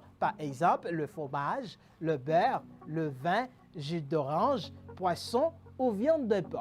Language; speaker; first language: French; non-native, fluent; Spanish